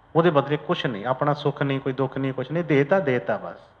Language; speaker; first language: Hindi; non-native, local second language; Punjabi